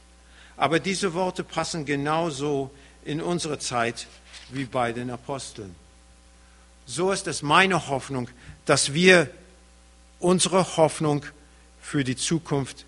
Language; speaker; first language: German; early bilingual, heritage; German